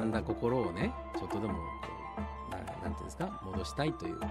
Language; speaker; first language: Japanese; native; Japanese